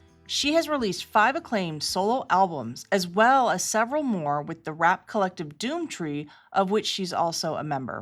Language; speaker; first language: English; native; English